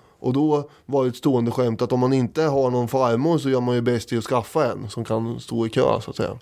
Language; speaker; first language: Swedish; native; Swedish